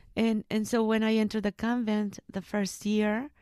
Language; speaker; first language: English; non-native, fluent; Spanish